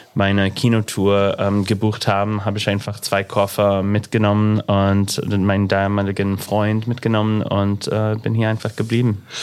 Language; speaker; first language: German; non-native, fluent; English